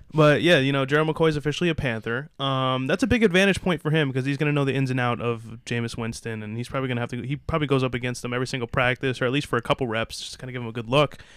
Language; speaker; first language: English; native; English